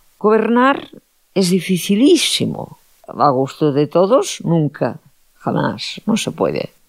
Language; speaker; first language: Spanish; non-native, local second language; Catalan